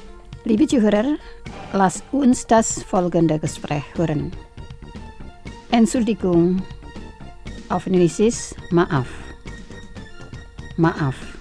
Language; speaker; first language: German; non-native, fluent; Indonesian